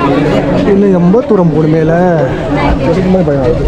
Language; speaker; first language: Tamil; native; Tamil